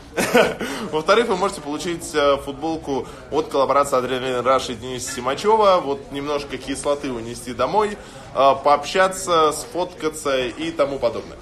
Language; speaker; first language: Russian; native; Russian